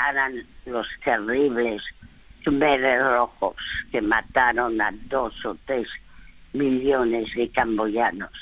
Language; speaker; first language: Spanish; early bilingual, other home language; French